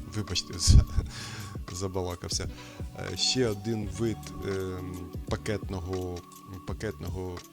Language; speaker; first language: Ukrainian; non-native, local second language; Russian